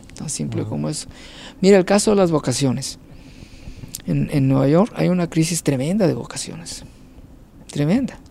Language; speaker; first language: Spanish; native; Spanish